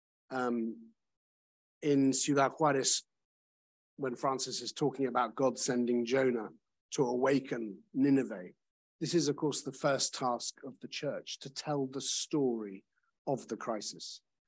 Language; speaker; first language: English; native; English